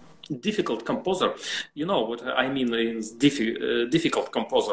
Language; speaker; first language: English; non-native, learner; Russian